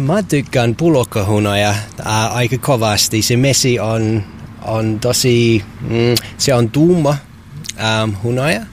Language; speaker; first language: Finnish; non-native, learner; English